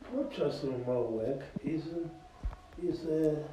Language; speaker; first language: English; non-native, local second language; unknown